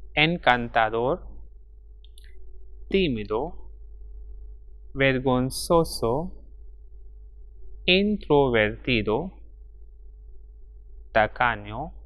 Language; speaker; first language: Spanish; non-native, fluent; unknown